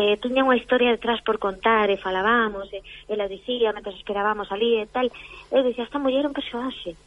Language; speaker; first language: Galician; non-native, local second language; Spanish